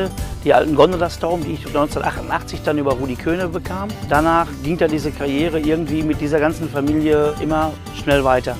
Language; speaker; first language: German; native; German